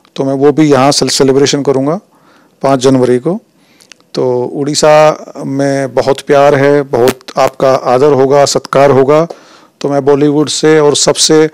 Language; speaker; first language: Hindi; native; Hindi